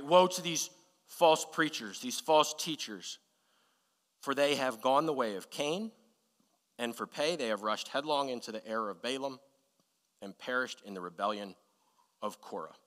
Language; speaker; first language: English; native; English